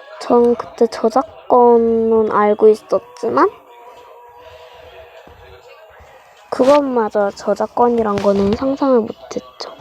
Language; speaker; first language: Korean; native; Korean